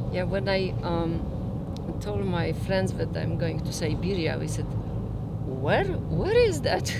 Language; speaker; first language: English; non-native, fluent; Polish